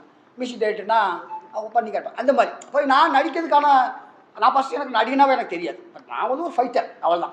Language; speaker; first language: Tamil; native; Tamil